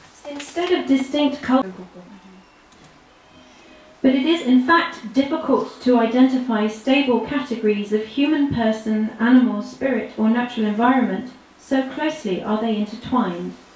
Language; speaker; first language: English; native; English